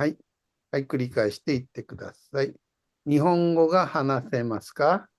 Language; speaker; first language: Japanese; non-native, fluent; Indonesian